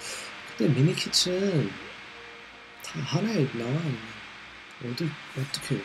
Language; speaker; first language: Korean; non-native, learner; English